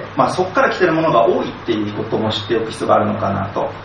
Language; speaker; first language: Japanese; native; Japanese